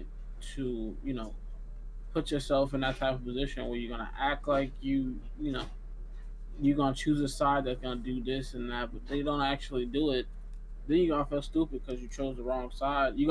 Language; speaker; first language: English; native; English